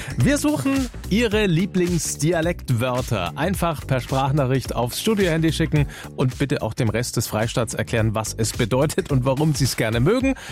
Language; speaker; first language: German; native; German